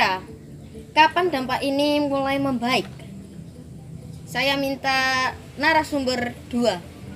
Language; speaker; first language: Indonesian; native; Indonesian